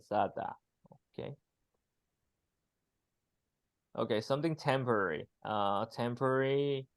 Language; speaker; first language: English; non-native, fluent; Chinese